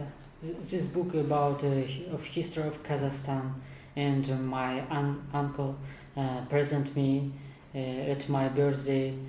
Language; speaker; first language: English; non-native, learner; Kazakh